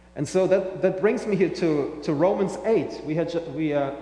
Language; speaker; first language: English; non-native, fluent; German